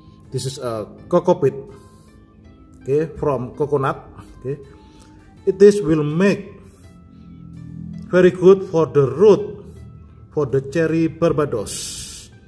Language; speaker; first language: English; non-native, learner; Indonesian